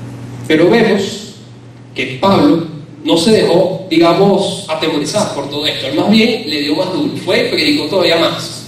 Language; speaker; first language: Spanish; native; Spanish